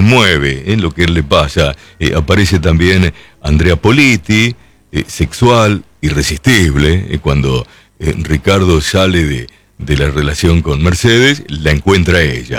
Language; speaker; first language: Spanish; native; Spanish